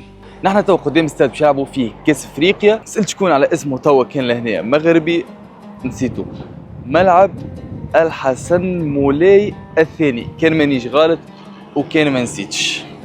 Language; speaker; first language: Arabic; native; Arabic